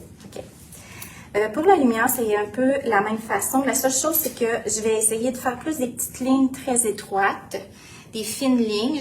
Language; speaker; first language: French; native; French